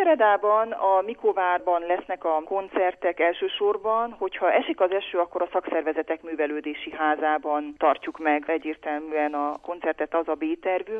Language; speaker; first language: Hungarian; native; Hungarian